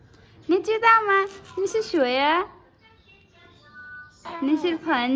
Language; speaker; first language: Chinese; non-native, learner; Nepali